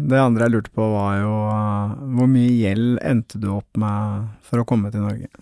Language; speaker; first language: Norwegian; native; Norwegian